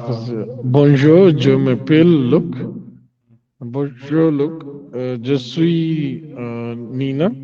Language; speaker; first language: French; non-native, learner; Hindi